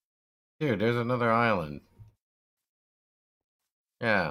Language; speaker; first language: English; native; English